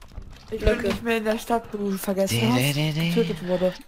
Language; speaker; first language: German; native; German